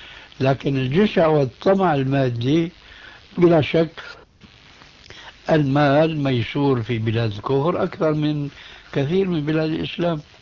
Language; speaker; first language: Arabic; early bilingual, other home language; Albanian